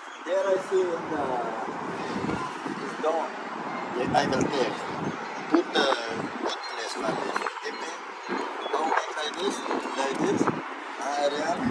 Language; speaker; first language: English; non-native, learner; Urdu